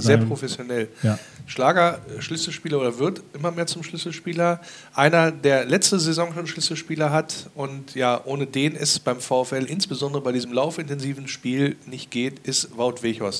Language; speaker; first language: German; native; German